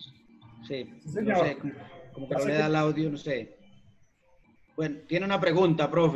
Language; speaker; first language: Spanish; native; Spanish